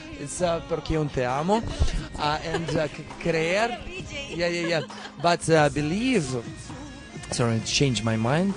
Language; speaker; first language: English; non-native, learner; Russian